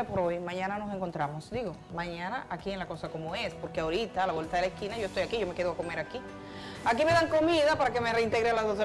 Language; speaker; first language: Spanish; native; Spanish